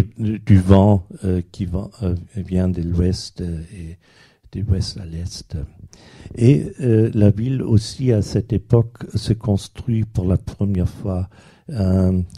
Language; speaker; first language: French; non-native, fluent; German